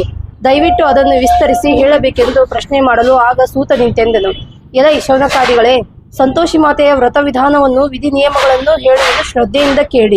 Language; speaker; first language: Kannada; native; Kannada